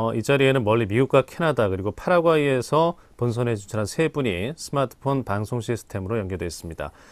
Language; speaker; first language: Korean; native; Korean